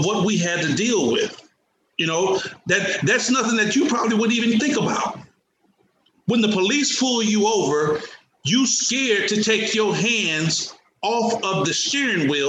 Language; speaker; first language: English; native; English